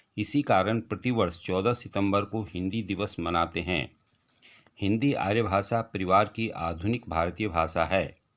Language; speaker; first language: Hindi; native; Hindi